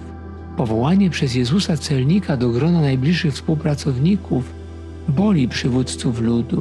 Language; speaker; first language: Polish; native; Polish